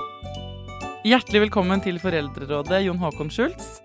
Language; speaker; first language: Norwegian; native; Norwegian